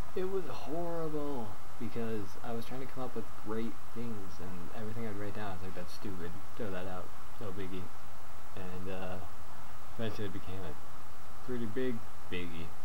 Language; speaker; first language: English; native; English